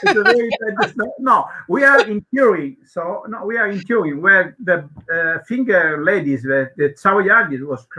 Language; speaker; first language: English; non-native, learner; Italian